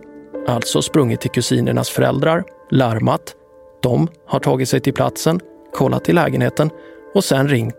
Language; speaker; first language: Swedish; native; Swedish